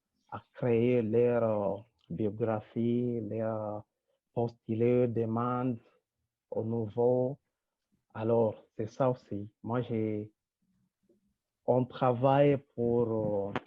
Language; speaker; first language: French; non-native, local second language; Rundi